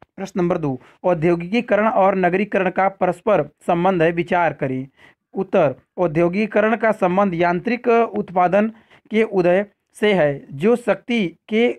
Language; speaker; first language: Hindi; native; Hindi